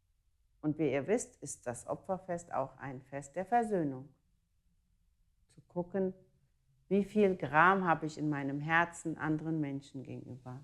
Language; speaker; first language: German; early bilingual, other home language; Turkish